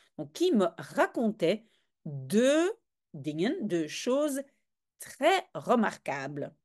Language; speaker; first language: French; native; French